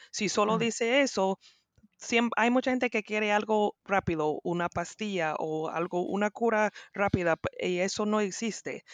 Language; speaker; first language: Spanish; non-native, learner; English